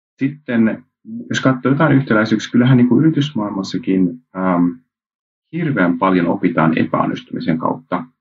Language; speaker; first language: Finnish; early bilingual, heritage; Finnish